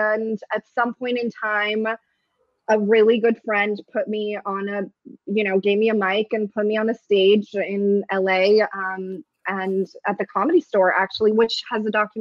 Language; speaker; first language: English; early bilingual, other home language; Russian